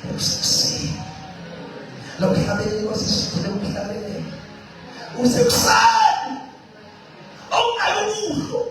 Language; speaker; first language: Zulu; non-native, local second language; Swati